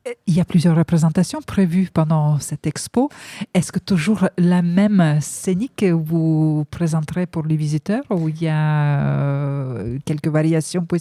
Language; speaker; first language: French; native; French